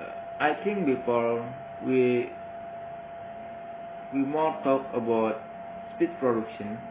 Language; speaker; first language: English; non-native, learner; Indonesian